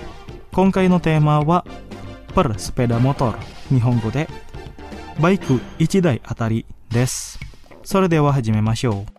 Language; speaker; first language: Japanese; non-native, fluent; Indonesian